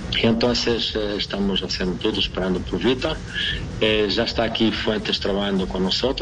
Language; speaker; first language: Portuguese; non-native, fluent; Spanish